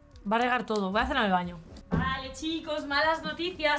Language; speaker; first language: Spanish; native; Spanish